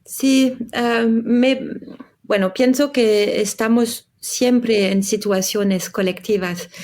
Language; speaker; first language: Spanish; non-native, fluent; French